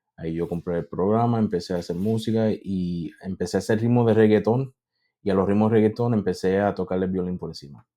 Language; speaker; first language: Spanish; early bilingual, heritage; Spanish